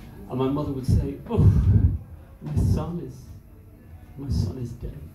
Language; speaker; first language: English; native; English